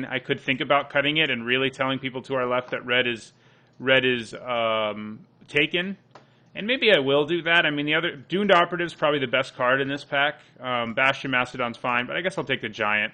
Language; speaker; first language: English; native; English